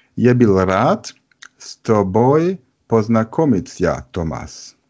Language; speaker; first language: Russian; non-native, learner; German